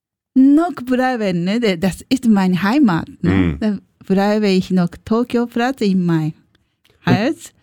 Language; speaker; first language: German; non-native, learner; Japanese